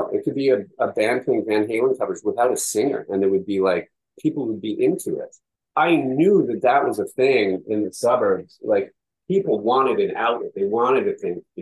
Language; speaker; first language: English; native; English